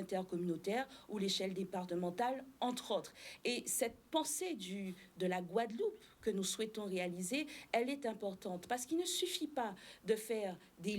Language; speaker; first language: French; native; French